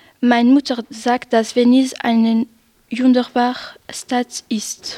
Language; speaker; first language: German; non-native, learner; French